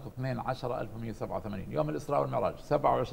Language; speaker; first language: Arabic; native; Arabic